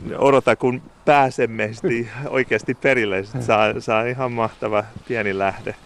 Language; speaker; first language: Finnish; non-native, fluent; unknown